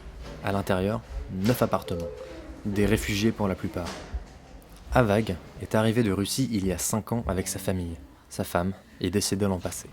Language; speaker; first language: French; native; French